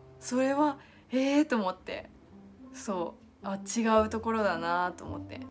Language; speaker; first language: Japanese; native; Japanese